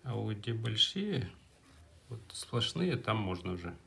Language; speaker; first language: Russian; non-native, local second language; Kazakh